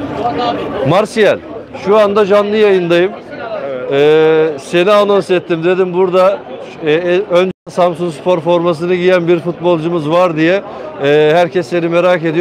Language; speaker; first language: Turkish; native; Turkish